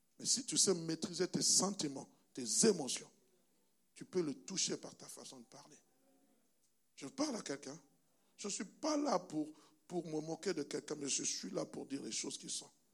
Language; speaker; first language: French; non-native, local second language; Luba-Lulua